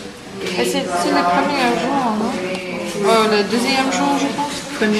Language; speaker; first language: French; non-native, learner; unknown